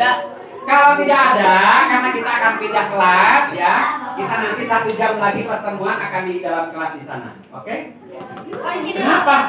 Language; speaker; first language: Indonesian; native; Indonesian